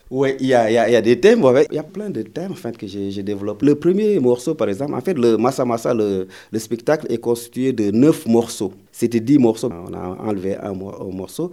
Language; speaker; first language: French; non-native, local second language; Wolof